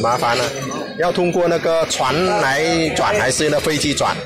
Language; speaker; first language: Chinese; non-native, fluent; Vietnamese